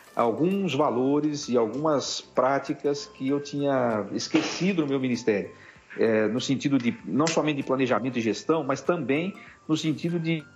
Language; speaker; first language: Portuguese; native; Portuguese